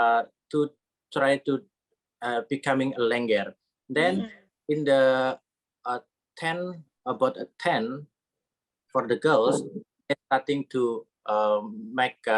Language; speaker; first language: English; non-native, learner; Indonesian